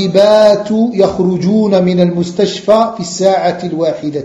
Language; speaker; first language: Arabic; non-native, fluent; French